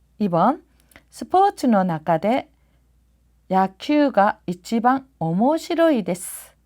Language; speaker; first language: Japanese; non-native, fluent; Korean